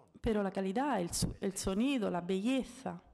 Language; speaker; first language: Spanish; non-native, fluent; Italian